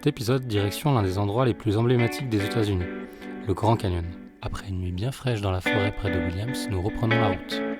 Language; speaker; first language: French; native; French